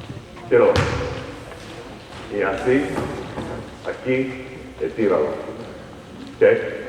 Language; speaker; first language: Spanish; early bilingual, heritage; Spanish